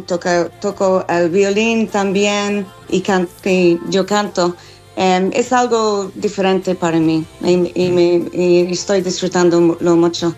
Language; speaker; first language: Spanish; non-native, learner; English